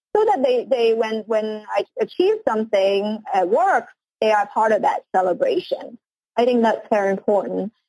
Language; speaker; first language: English; non-native, local second language; Cantonese